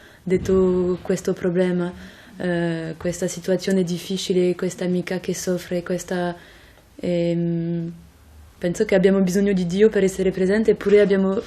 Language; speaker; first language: Italian; non-native, fluent; French